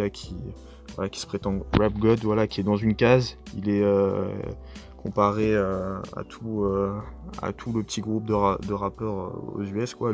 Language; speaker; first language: French; native; French